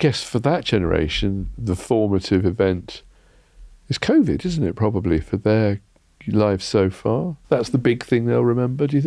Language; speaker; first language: English; native; English